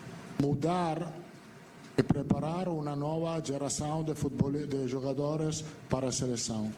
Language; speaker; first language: Portuguese; non-native, fluent; Italian